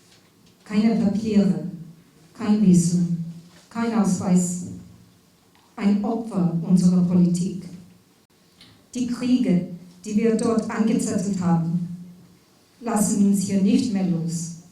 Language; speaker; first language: German; non-native, fluent; English